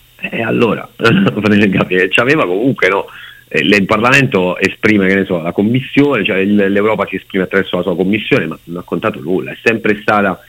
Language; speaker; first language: Italian; native; Italian